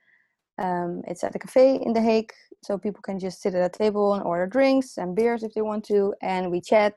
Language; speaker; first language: English; non-native, fluent; Dutch